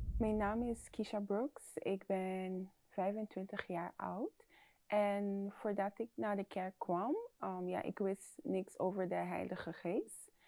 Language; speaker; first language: Dutch; non-native, fluent; English